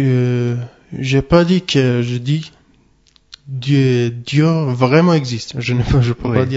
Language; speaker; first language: French; non-native, learner; Arabic